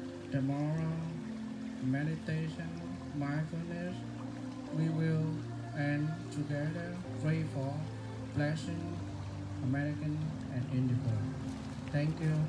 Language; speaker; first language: English; non-native, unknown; Vietnamese